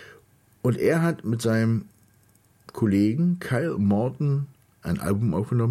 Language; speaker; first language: German; native; German